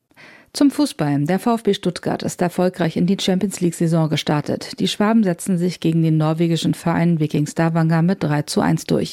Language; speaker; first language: German; native; German